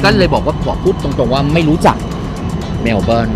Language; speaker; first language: Thai; native; Thai